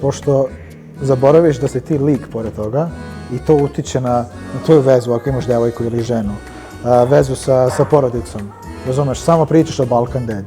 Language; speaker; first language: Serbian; early bilingual, heritage; Serbian